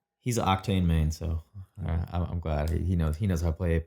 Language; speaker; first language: English; native; English